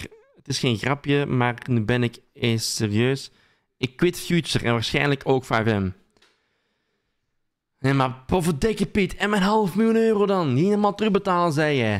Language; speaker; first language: Dutch; native; Dutch